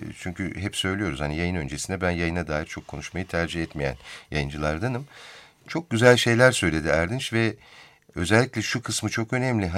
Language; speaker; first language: Turkish; native; Turkish